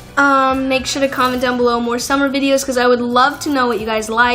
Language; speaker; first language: English; native; English